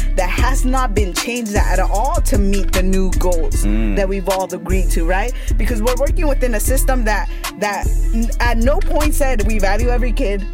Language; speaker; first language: English; early bilingual, other home language; Spanish